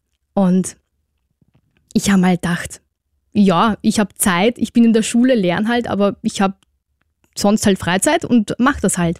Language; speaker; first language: German; native; German